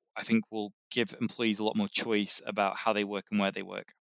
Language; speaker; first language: English; native; English